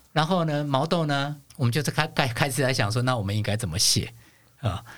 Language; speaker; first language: Chinese; non-native, local second language; Hakka Chinese